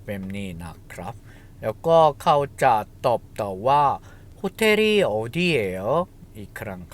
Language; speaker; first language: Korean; non-native, fluent; Thai